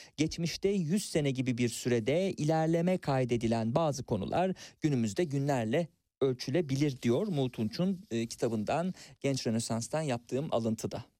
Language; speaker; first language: Turkish; native; Turkish